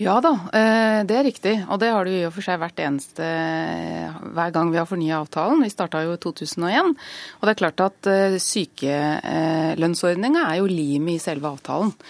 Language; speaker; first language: Norwegian; native; Norwegian